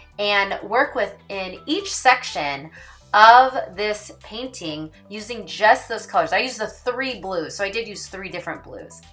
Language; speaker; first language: English; native; English